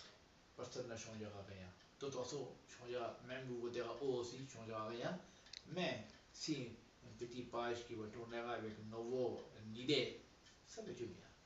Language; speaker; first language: French; non-native, learner; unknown